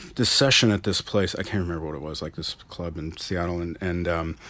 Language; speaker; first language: English; native; English